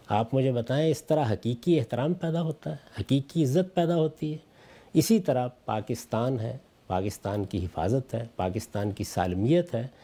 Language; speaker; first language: Urdu; non-native, local second language; Punjabi